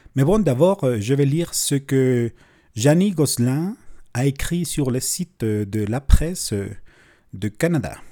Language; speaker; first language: French; non-native, fluent; Spanish